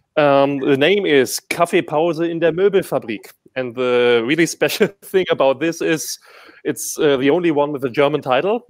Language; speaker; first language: English; non-native, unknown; German